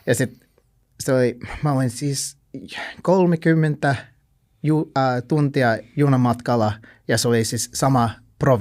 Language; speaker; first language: Finnish; non-native, learner; English